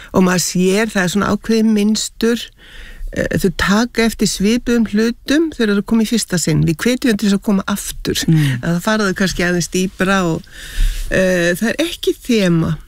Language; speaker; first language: Icelandic; native; Icelandic